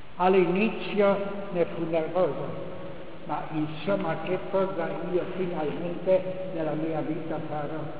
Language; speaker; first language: Italian; non-native, fluent; Czech